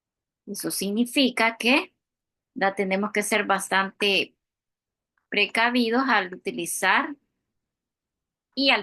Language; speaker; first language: Spanish; native; Spanish